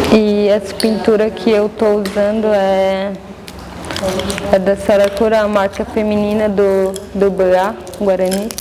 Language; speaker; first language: Portuguese; non-native, local second language; Guarani